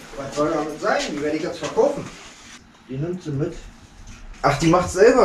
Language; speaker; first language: German; native; German